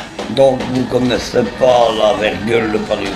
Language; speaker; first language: French; native; French